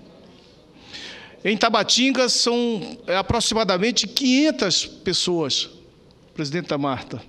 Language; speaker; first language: Portuguese; native; Portuguese